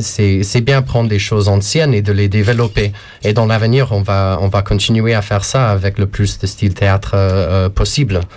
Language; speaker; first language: French; non-native, fluent; English